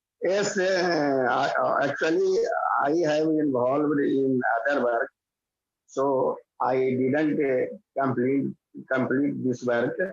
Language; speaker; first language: English; non-native, learner; Hindi